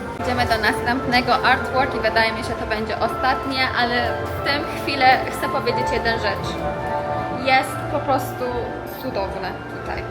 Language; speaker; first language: Polish; non-native, learner; Persian